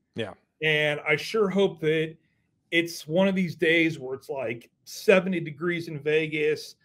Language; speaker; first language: English; native; English